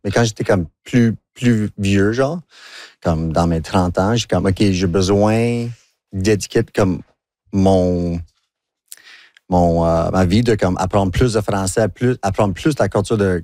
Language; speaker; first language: French; non-native, local second language; English